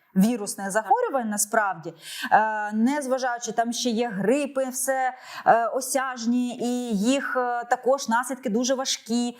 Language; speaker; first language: Ukrainian; native; Ukrainian